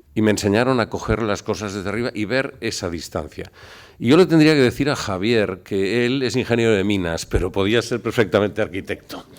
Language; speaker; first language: Spanish; native; Spanish